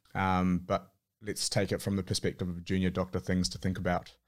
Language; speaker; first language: English; native; English